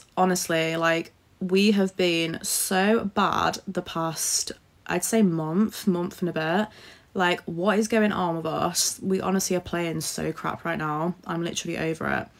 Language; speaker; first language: English; native; English